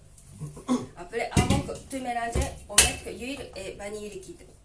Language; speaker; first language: French; non-native, learner; Japanese